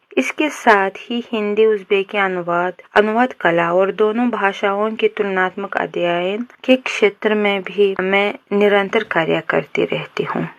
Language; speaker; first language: Hindi; non-native, fluent; Uzbek